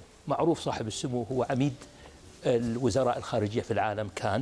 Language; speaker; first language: Arabic; native; Arabic